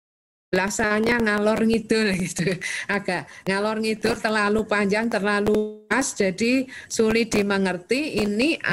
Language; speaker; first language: Indonesian; native; Indonesian